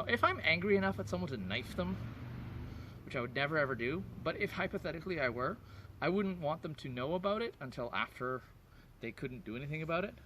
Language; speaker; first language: English; native; English